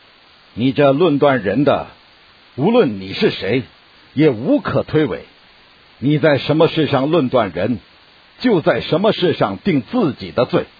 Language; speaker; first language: Chinese; native; Chinese